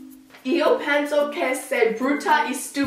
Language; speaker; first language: Italian; non-native, learner; English